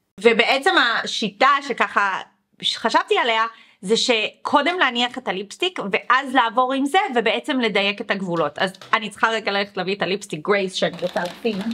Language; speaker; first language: Hebrew; early bilingual, other home language; English